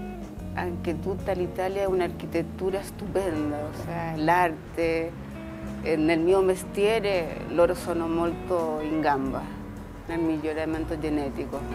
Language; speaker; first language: Italian; early bilingual, heritage; Spanish